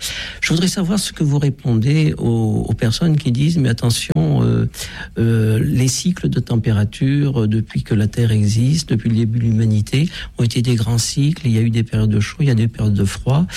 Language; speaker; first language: French; native; French